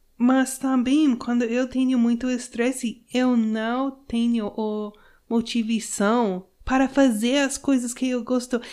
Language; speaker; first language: Portuguese; non-native, learner; English